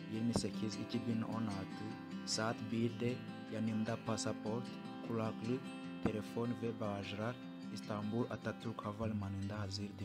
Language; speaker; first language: Turkish; non-native, fluent; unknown